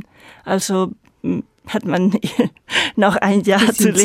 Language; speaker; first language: German; non-native, fluent; Spanish